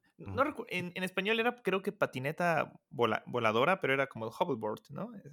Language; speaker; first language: Spanish; native; Spanish